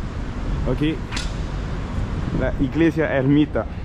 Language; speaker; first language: Spanish; non-native, learner; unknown